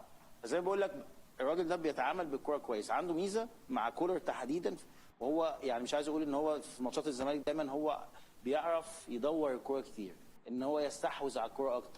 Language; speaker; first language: Arabic; native; Arabic